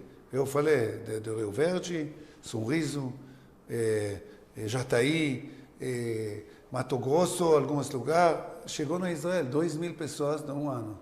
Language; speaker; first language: Portuguese; non-native, learner; Hebrew